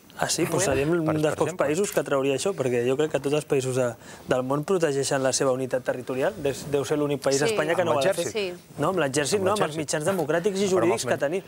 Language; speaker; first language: Catalan; native; Catalan